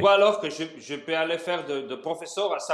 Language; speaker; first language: French; non-native, fluent; Spanish